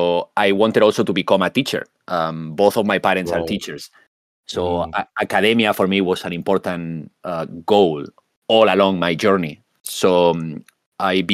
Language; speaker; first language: English; non-native, fluent; Spanish